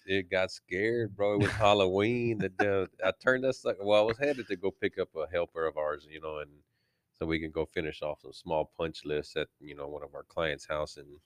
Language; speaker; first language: English; early bilingual, other home language; Spanish